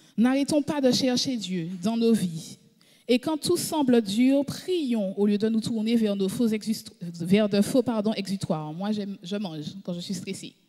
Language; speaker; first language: French; native; French